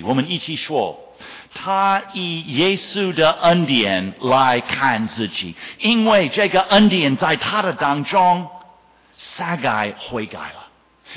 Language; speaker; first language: Chinese; non-native, fluent; English